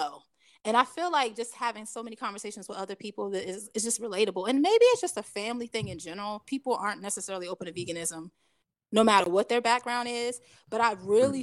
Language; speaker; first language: English; native; English